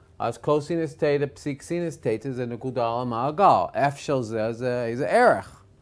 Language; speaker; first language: Hebrew; non-native, fluent; English